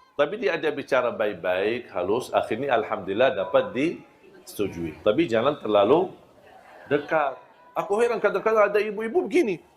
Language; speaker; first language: Malay; non-native, fluent; Arabic